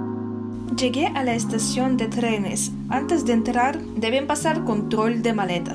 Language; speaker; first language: Spanish; non-native, fluent; Russian